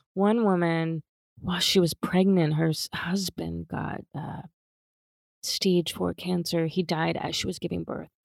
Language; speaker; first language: English; native; English